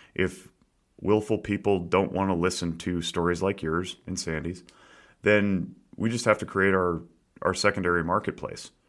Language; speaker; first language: English; native; English